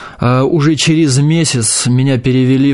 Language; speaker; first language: Russian; native; Russian